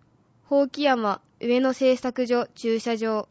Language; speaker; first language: Japanese; native; Japanese